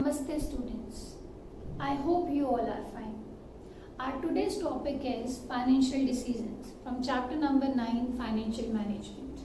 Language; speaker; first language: English; non-native, local second language; Hindi